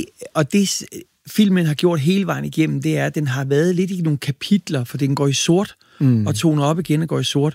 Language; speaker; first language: Danish; native; Danish